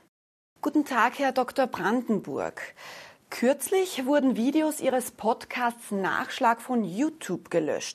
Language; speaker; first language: German; native; German